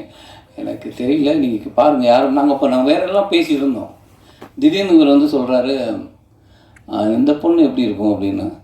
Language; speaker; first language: Tamil; native; Tamil